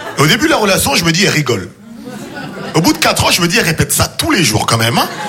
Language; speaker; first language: French; native; French